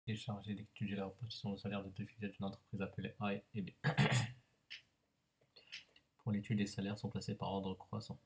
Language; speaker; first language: French; native; French